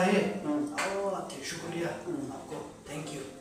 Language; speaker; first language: Hindi; non-native, local second language; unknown